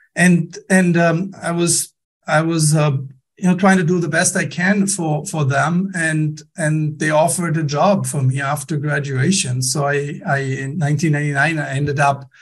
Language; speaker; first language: English; non-native, fluent; German